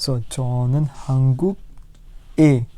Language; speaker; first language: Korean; non-native, learner; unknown